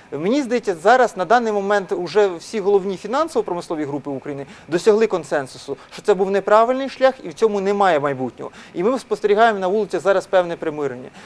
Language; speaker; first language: Ukrainian; non-native, local second language; Russian